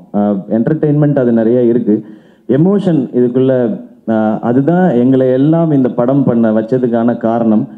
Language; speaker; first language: Tamil; native; Tamil